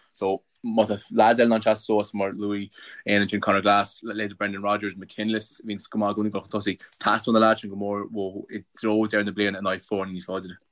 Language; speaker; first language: Irish; native; Irish